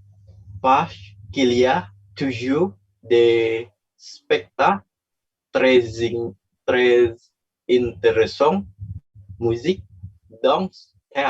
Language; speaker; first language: French; non-native, learner; Indonesian